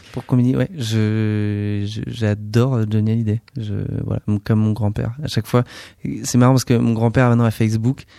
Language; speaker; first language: French; native; French